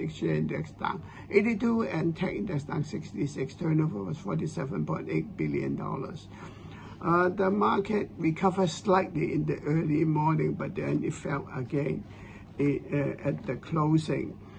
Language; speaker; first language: English; non-native, local second language; Cantonese